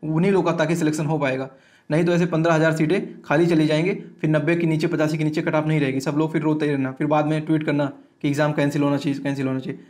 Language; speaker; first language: Hindi; native; Hindi